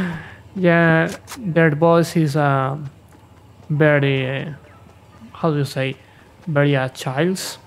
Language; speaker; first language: English; non-native, learner; Spanish